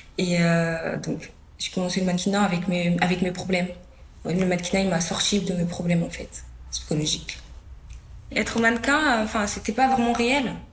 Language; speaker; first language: French; early bilingual, other home language; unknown